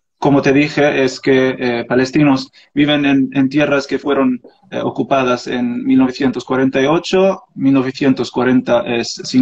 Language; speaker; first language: Spanish; non-native, learner; Arabic